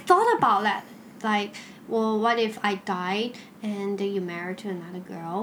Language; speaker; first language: English; non-native, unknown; Chinese